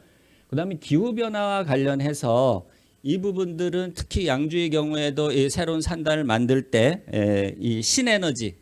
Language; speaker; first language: Korean; native; Korean